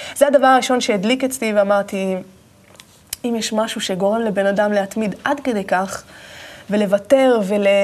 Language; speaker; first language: Hebrew; native; Hebrew